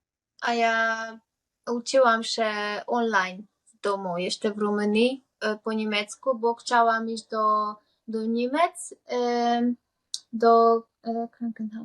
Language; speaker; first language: Polish; non-native, learner; Hungarian